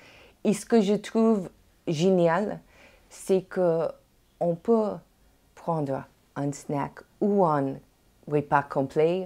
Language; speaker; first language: French; non-native, fluent; English